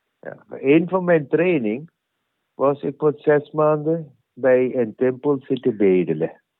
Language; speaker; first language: Dutch; non-native, learner; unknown